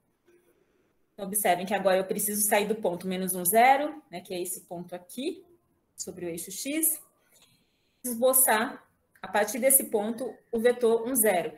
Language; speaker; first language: Portuguese; native; Portuguese